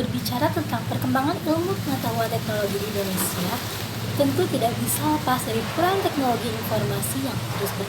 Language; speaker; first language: Indonesian; native; Indonesian